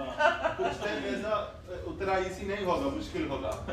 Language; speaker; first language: Hindi; non-native, fluent; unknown